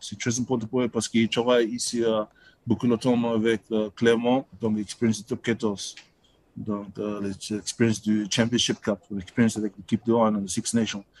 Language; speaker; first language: French; non-native, learner; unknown